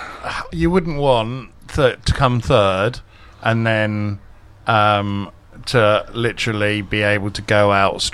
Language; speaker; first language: English; native; English